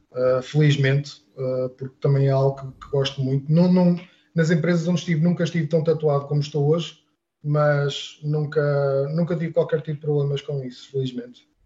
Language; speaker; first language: Portuguese; native; Portuguese